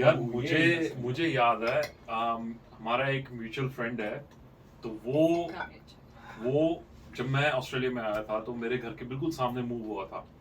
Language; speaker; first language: Hindi; native; Hindi